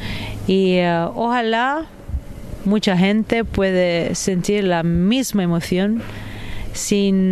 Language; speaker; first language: Spanish; non-native, fluent; Italian